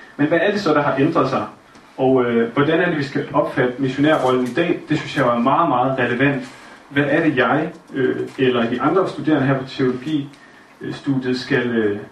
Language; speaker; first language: Danish; native; Danish